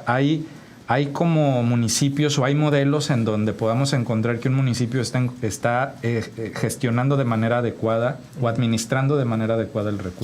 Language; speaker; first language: Spanish; native; Spanish